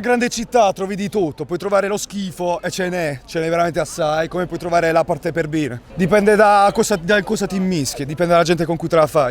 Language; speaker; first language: Italian; native; Italian